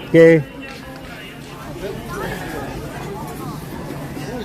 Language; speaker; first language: English; native; English